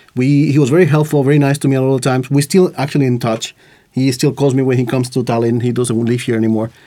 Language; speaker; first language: English; non-native, fluent; Spanish